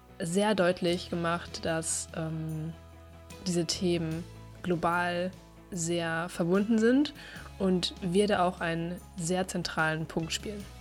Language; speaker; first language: German; native; German